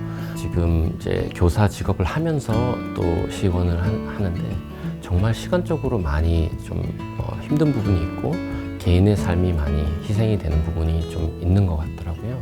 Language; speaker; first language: Korean; native; Korean